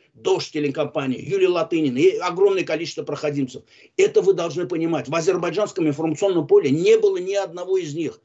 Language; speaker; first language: Russian; non-native, local second language; Azerbaijani